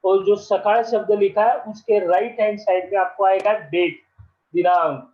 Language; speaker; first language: Hindi; non-native, local second language; Marathi